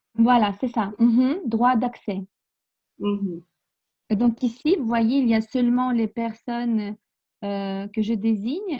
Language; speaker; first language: French; non-native, fluent; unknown